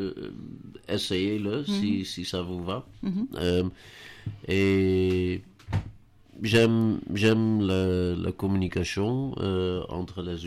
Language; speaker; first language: French; non-native, learner; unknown